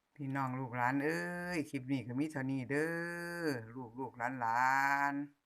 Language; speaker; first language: Thai; native; Thai